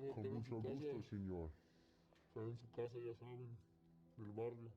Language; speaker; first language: Spanish; native; Spanish